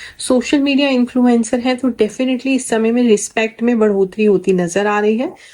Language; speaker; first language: Hindi; native; Hindi